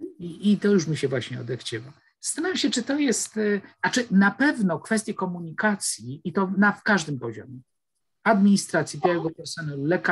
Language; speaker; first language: Polish; native; Polish